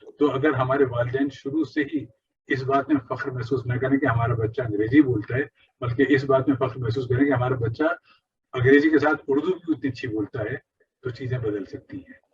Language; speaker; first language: Urdu; native; Urdu